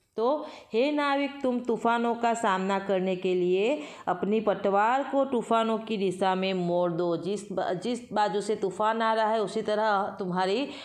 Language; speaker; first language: Hindi; non-native, local second language; Gujarati